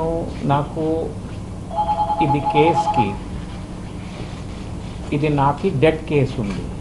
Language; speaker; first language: Telugu; early bilingual, heritage; Telugu